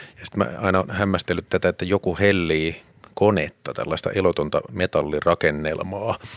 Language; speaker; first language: Finnish; native; Finnish